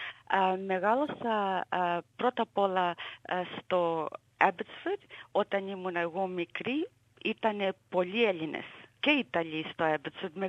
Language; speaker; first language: Greek; early bilingual, heritage; Greek